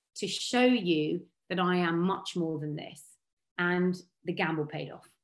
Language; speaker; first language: English; native; English